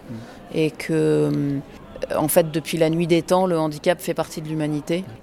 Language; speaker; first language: French; early bilingual, other home language; English